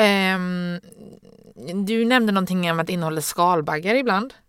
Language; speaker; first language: Swedish; native; Swedish